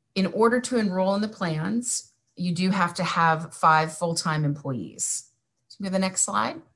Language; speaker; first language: English; native; English